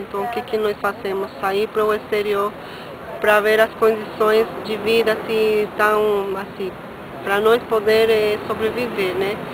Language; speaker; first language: Portuguese; non-native, fluent; Spanish